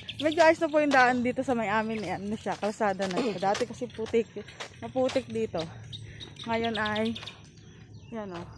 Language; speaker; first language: Filipino; native; Filipino